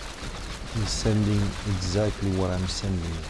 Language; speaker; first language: English; non-native, fluent; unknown